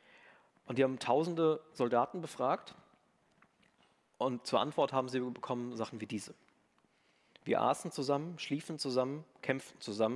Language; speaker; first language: German; native; German